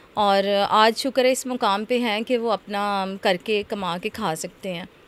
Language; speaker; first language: Urdu; non-native, local second language; Punjabi